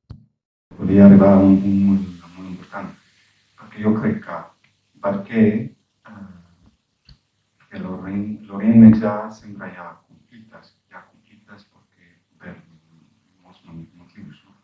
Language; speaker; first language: Catalan; non-native, fluent; Arabic